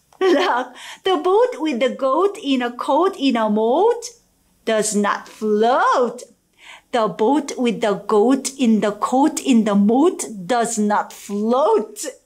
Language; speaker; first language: English; non-native, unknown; Korean